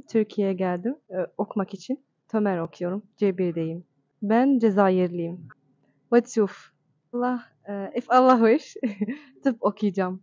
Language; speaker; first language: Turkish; non-native, fluent; Arabic